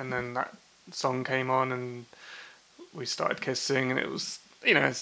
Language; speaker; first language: English; native; English